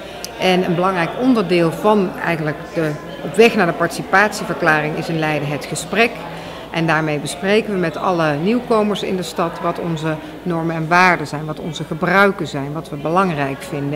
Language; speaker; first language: Dutch; native; Dutch